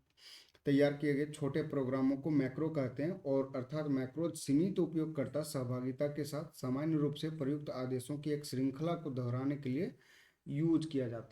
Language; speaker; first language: Hindi; native; Hindi